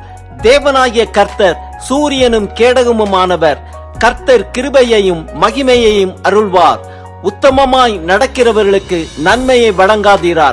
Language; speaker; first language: Tamil; native; Tamil